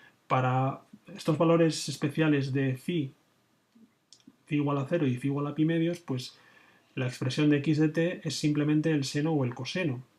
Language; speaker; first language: Spanish; native; Spanish